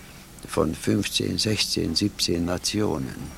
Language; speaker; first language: German; non-native, fluent; Hungarian